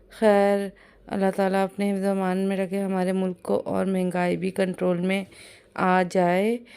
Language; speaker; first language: Urdu; native; Urdu